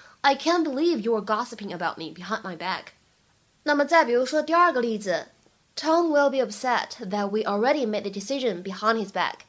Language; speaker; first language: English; non-native, fluent; Chinese